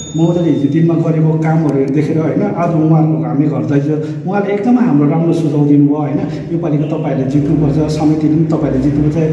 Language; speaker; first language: Nepali; native; Nepali